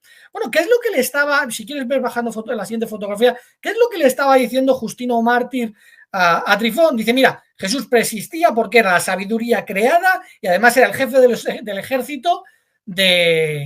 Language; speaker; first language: Spanish; native; Spanish